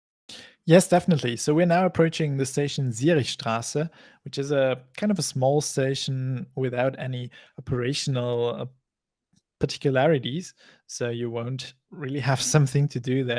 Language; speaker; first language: English; non-native, fluent; German